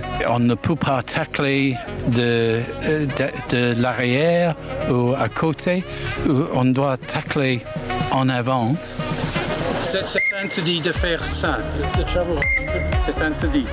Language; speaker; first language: French; non-native, learner; English